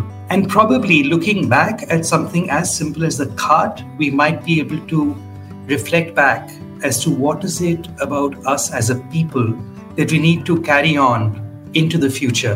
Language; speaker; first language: English; non-native, local second language; Hindi